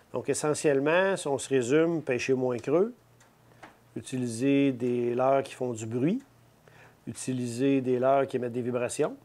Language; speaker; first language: French; native; French